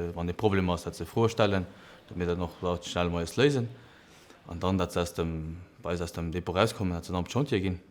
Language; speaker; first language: Luxembourgish; early bilingual, other home language; Portuguese